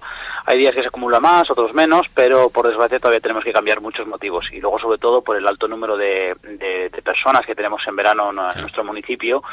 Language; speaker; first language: Spanish; native; Spanish